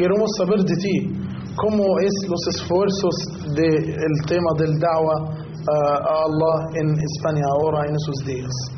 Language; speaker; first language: Spanish; non-native, fluent; Arabic